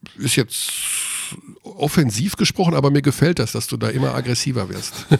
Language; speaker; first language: German; native; German